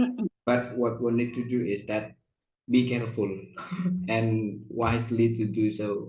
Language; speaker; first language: English; non-native, fluent; Indonesian